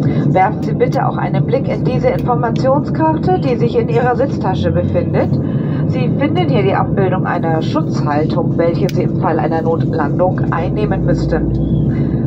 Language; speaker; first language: German; native; German